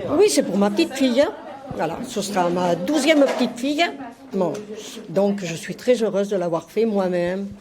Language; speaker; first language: French; native; French